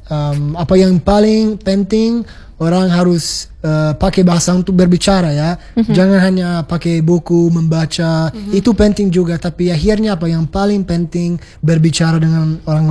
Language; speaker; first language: Indonesian; non-native, fluent; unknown